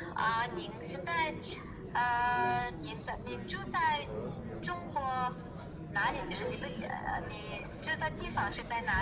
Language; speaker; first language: Chinese; non-native, fluent; Mongolian